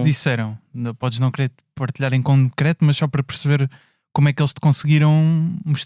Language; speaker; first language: Portuguese; native; Portuguese